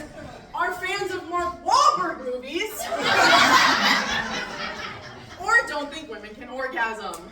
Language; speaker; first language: English; native; English